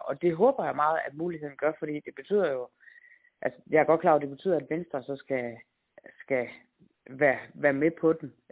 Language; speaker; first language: Danish; native; Danish